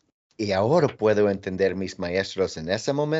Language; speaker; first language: Spanish; non-native, learner; English